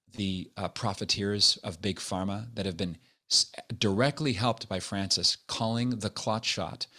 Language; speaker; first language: English; native; English